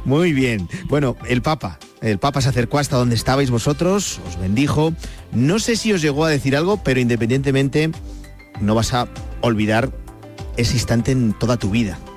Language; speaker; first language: Spanish; native; Spanish